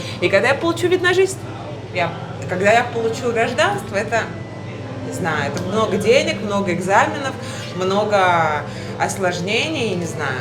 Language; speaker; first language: Russian; native; Russian